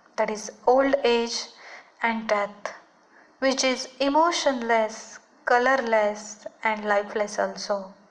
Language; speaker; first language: English; non-native, local second language; Marathi